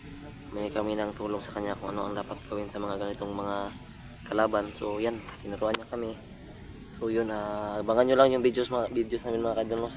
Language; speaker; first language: Filipino; non-native, local second language; Cebuano